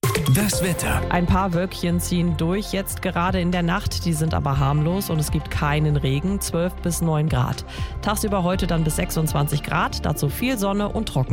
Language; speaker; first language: German; native; German